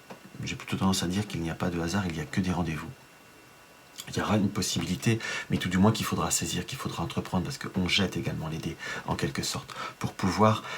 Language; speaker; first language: French; native; French